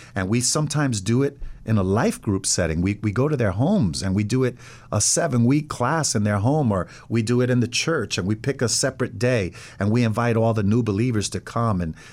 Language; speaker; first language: English; native; English